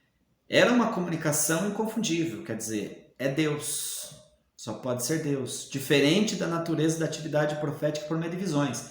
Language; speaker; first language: Portuguese; native; Portuguese